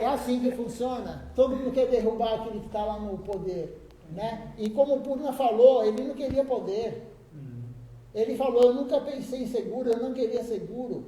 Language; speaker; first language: Portuguese; native; Portuguese